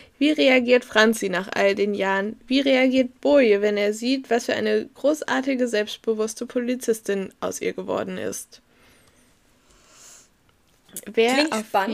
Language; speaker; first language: German; native; German